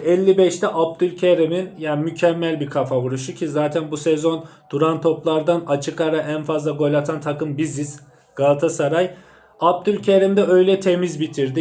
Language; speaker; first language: Turkish; native; Turkish